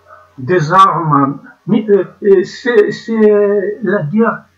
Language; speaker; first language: French; non-native, learner; Ukrainian